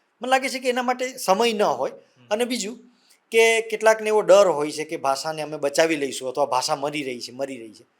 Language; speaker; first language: Gujarati; non-native, local second language; Vasavi